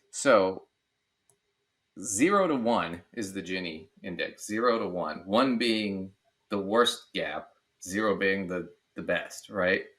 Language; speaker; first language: English; native; English